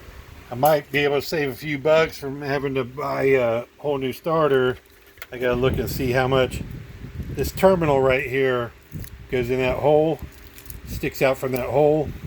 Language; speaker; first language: English; native; English